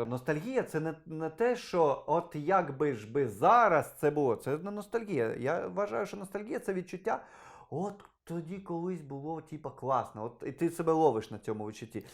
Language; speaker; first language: Ukrainian; non-native, local second language; Russian